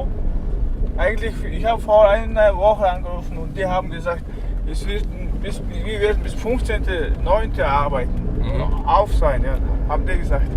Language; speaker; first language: German; non-native, learner; Mongolian